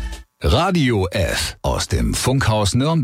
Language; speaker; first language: German; native; German